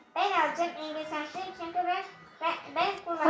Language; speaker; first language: Turkish; early bilingual, heritage; Turkish